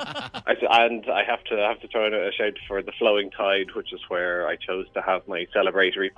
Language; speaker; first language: English; native; English